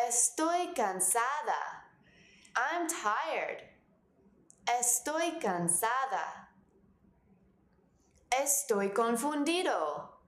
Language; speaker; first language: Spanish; non-native, fluent; English